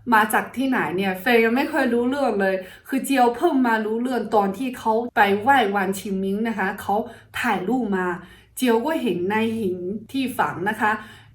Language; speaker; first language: Thai; non-native, fluent; Chinese